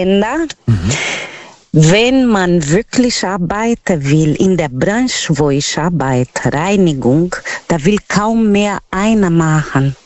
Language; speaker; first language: German; non-native, learner; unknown